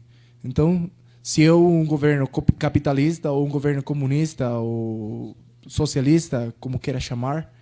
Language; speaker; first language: Portuguese; non-native, fluent; Spanish